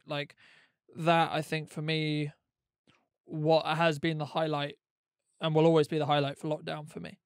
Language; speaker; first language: English; native; English